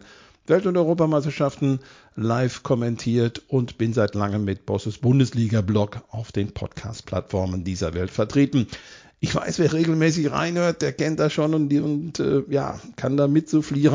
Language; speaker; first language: German; native; German